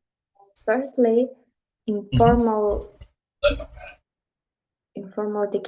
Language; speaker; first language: English; non-native, learner; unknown